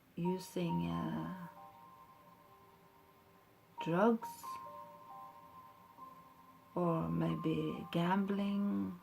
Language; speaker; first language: English; non-native, fluent; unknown